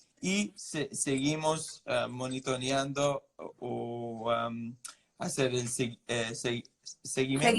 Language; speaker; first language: Spanish; non-native, fluent; English